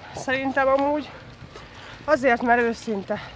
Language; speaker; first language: Hungarian; early bilingual, other home language; Russian